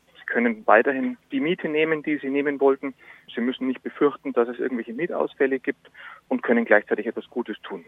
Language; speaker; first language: German; native; German